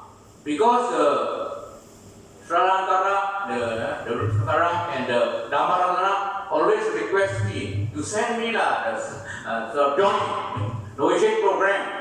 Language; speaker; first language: English; non-native, learner; Thai